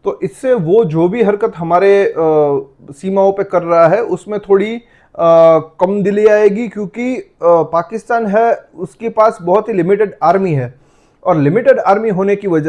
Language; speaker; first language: Hindi; non-native, local second language; Gujarati